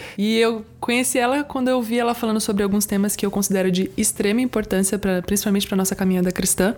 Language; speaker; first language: Portuguese; native; Portuguese